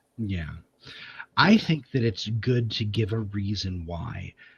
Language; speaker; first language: English; native; English